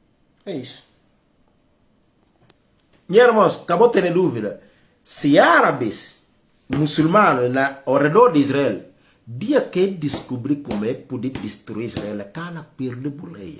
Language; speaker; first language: Portuguese; non-native, local second language; Upper Guinea Crioulo